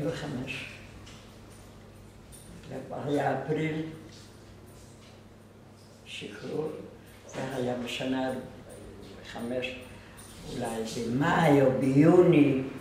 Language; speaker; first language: Hebrew; non-native, fluent; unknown